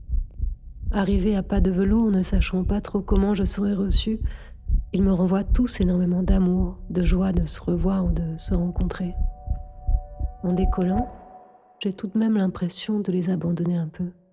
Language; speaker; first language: French; native; French